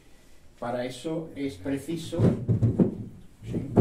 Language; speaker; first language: Spanish; native; Spanish